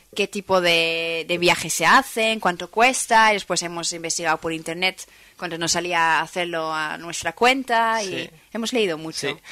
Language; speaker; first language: Spanish; non-native, fluent; Dutch